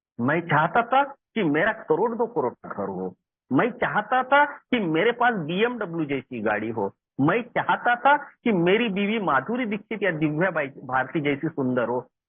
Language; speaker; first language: Hindi; non-native, local second language; Marathi